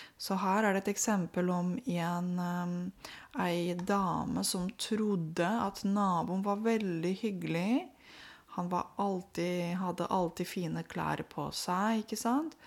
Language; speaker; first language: Norwegian; non-native, fluent; Romanian